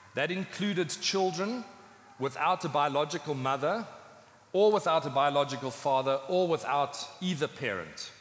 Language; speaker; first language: English; native; English